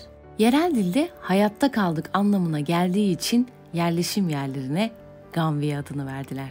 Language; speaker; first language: Turkish; native; Turkish